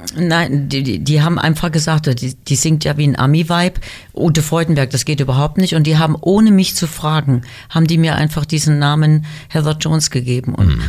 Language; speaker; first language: German; native; German